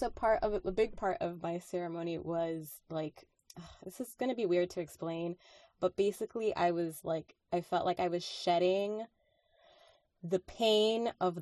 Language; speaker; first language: English; non-native, fluent; Spanish